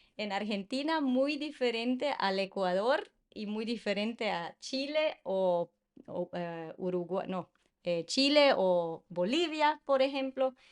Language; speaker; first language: Spanish; non-native, fluent; German